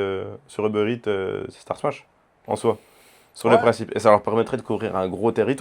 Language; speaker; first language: French; native; French